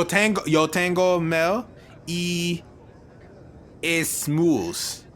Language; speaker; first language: Spanish; non-native, learner; English